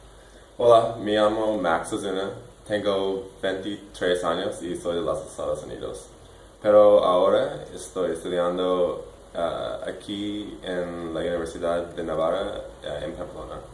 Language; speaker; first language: Spanish; non-native, learner; English